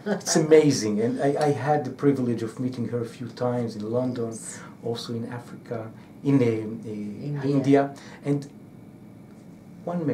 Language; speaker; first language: English; non-native, fluent; Hebrew